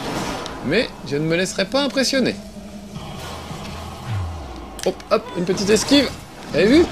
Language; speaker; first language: French; native; French